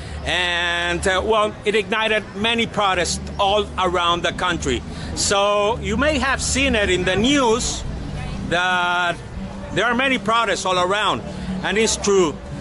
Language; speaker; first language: English; non-native, fluent; Spanish